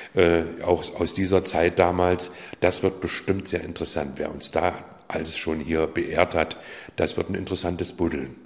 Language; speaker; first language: German; native; German